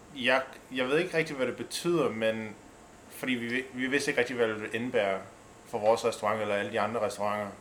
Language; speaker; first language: Danish; native; Danish